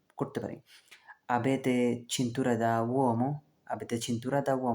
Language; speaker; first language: Italian; non-native, learner; Bangla